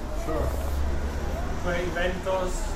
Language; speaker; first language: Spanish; non-native, learner; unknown